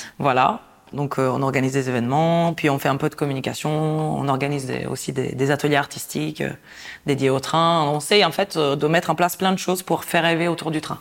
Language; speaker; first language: French; non-native, fluent; Italian